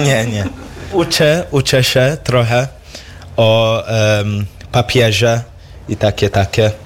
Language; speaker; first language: Polish; early bilingual, heritage; English